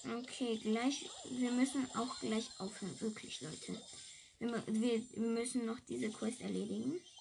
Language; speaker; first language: German; native; German